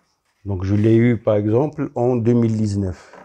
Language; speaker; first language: French; non-native, local second language; Arabic